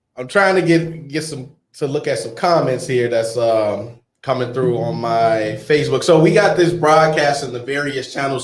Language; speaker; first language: English; native; English